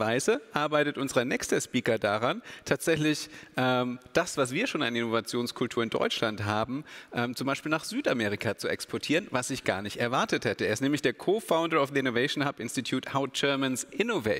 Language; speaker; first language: German; native; German